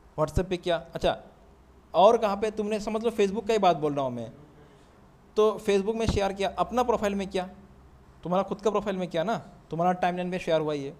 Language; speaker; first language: Hindi; non-native, local second language; Assamese